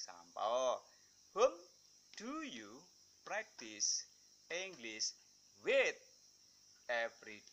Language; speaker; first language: English; non-native, fluent; Indonesian